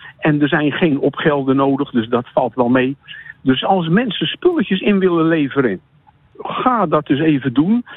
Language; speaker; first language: Dutch; native; Dutch